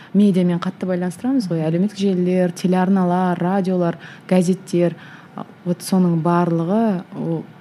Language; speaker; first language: Kazakh; native; Kazakh